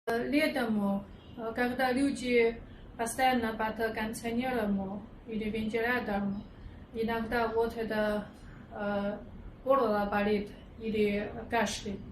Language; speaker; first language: Russian; non-native, learner; Chinese